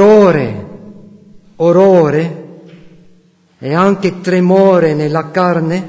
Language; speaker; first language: Italian; non-native, fluent; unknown